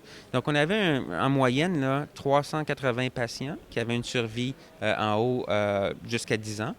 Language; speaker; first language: French; native; French